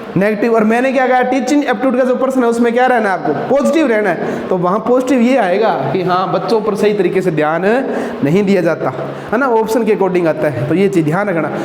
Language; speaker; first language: Hindi; non-native, local second language; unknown